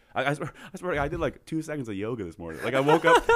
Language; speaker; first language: English; native; English